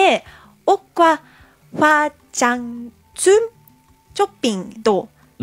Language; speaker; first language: Korean; non-native, learner; Japanese